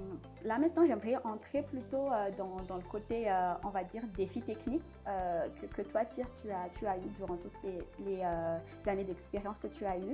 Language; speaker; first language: French; non-native, local second language; Malagasy